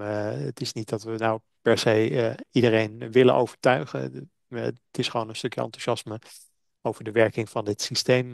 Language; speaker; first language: Dutch; native; Dutch